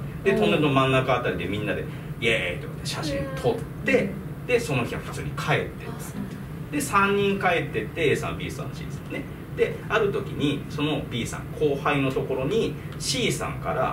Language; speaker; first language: Japanese; native; Japanese